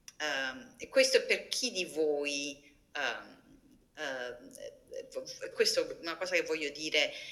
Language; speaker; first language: Italian; native; Italian